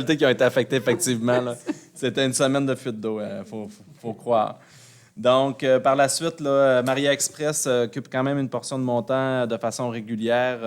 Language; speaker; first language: French; native; French